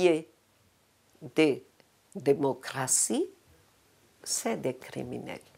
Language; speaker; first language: French; non-native, fluent; Spanish